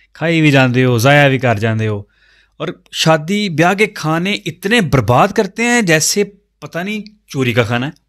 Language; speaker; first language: Urdu; non-native, local second language; Punjabi